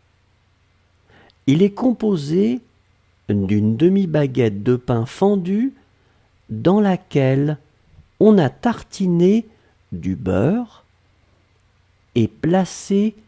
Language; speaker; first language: French; native; French